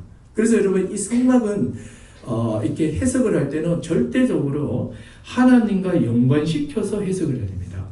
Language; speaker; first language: Korean; native; Korean